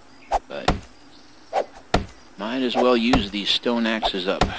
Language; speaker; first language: English; native; English